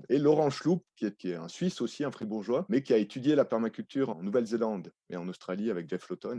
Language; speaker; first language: French; native; French